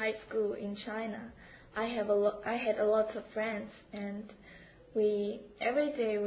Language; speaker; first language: English; non-native, learner; Chinese